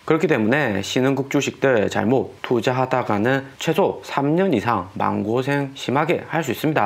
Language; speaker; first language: Korean; native; Korean